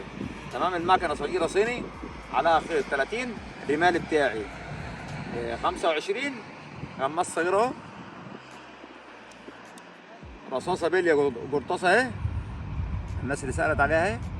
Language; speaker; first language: Arabic; native; Arabic